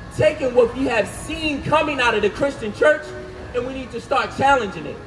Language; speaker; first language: English; native; English